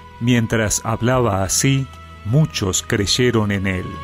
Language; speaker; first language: Spanish; native; Spanish